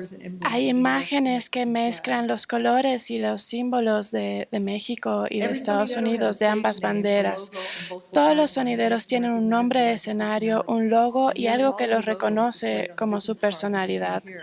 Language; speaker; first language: Spanish; non-native, fluent; English